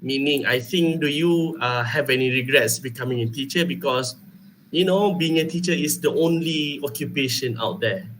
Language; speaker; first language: English; non-native, local second language; Malay